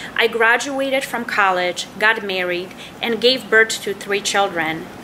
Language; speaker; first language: English; non-native, fluent; Polish